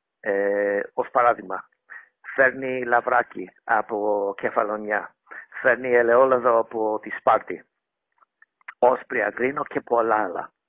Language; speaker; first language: Greek; early bilingual, heritage; Greek